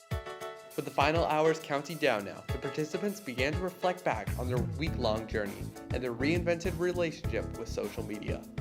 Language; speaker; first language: English; native; English